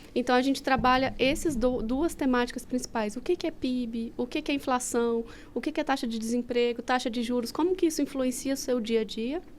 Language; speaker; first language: Portuguese; native; Portuguese